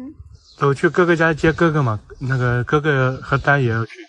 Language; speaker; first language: Chinese; native; Chinese